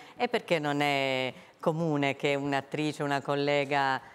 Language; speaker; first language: Italian; native; Italian